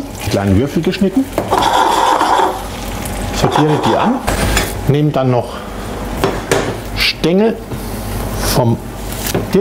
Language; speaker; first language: German; native; German